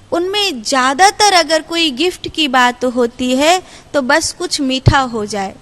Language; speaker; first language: Hindi; native; Hindi